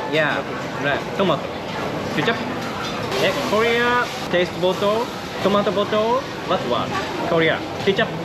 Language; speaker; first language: English; non-native, learner; Japanese